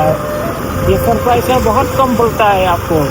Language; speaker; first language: Hindi; non-native, local second language; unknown